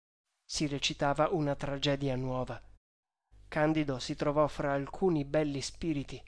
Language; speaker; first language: Italian; native; Italian